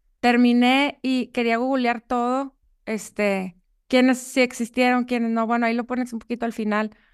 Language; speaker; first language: Spanish; native; Spanish